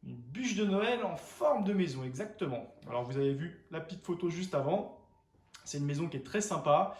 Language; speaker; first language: French; native; French